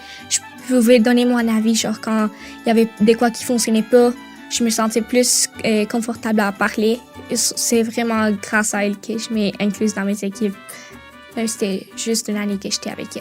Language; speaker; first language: French; early bilingual, other home language; Spanish